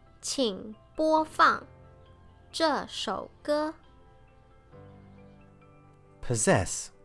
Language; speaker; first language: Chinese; non-native, learner; English